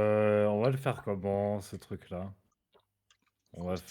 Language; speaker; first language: French; native; French